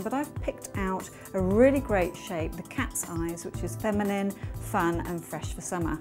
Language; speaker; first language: English; native; English